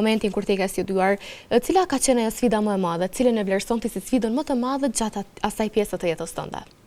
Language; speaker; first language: Albanian; native; Albanian